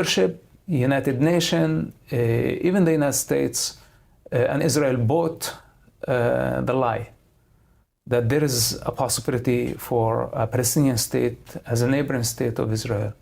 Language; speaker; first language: English; non-native, fluent; Arabic